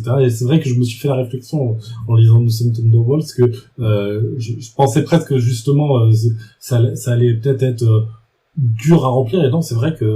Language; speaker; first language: French; native; French